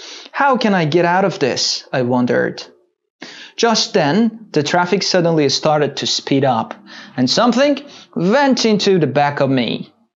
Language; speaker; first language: English; non-native, fluent; Persian